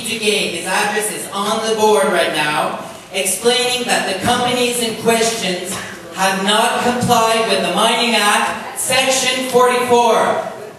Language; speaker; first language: English; non-native, local second language; French